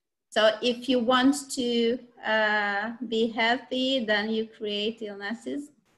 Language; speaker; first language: English; non-native, fluent; Hungarian